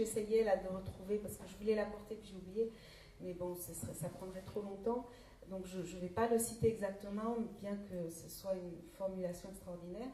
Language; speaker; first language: French; native; French